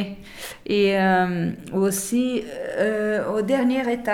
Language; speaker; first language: French; non-native, learner; Portuguese